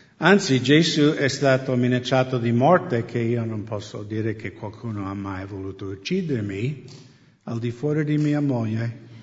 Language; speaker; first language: Italian; non-native, fluent; English